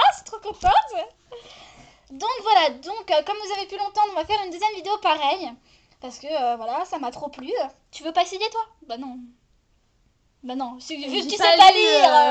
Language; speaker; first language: French; native; French